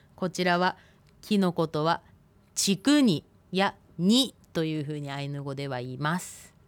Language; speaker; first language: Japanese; native; Japanese